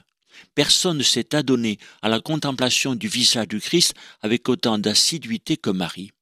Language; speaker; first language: French; native; French